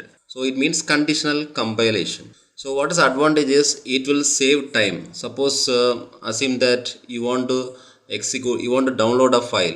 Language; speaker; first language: English; non-native, local second language; Tamil